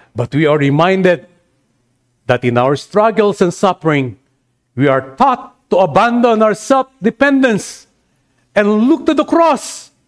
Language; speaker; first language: English; non-native, local second language; Filipino